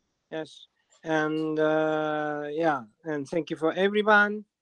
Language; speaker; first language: English; non-native, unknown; Japanese